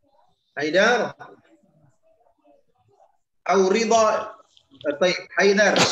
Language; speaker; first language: Arabic; non-native, fluent; Indonesian